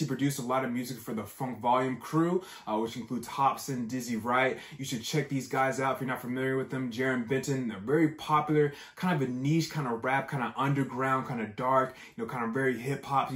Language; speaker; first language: English; native; English